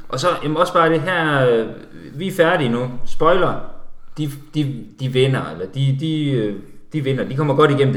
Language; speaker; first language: Danish; native; Danish